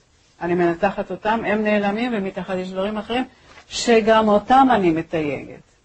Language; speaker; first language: Hebrew; native; Hebrew